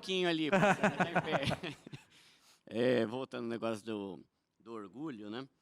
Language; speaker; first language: Portuguese; native; Portuguese